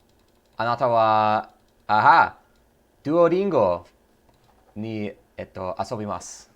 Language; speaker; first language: Japanese; non-native, learner; English